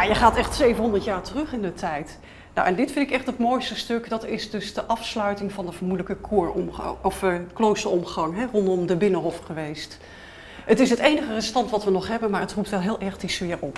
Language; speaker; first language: Dutch; native; Dutch